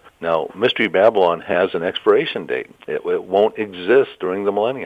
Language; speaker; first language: English; native; English